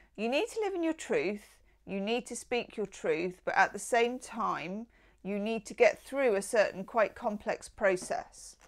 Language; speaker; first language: English; native; English